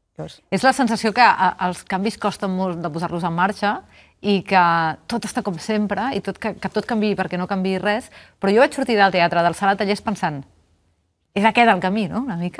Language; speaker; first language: Catalan; native; Catalan